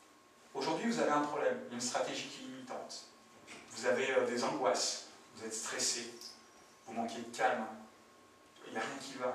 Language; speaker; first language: French; native; French